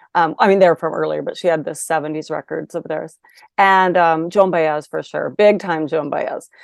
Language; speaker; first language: English; native; English